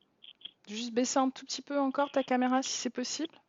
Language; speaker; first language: French; native; French